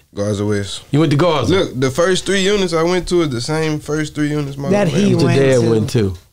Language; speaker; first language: English; native; English